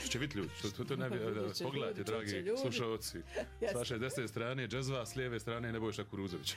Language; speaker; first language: Serbian; native; Serbian